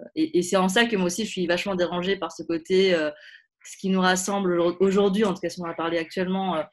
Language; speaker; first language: French; native; French